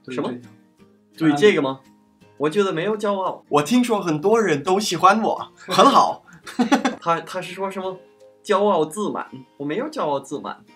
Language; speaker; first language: Chinese; non-native, fluent; Danish